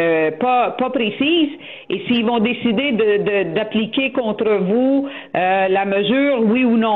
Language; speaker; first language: French; native; French